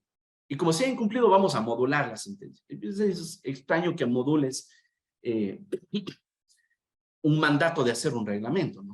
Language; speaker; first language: Spanish; native; Spanish